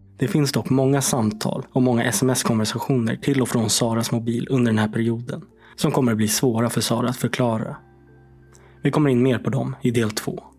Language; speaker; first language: Swedish; native; Swedish